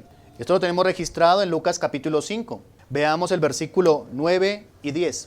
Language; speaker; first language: Spanish; native; Spanish